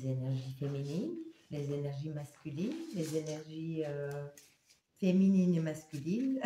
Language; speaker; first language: French; native; French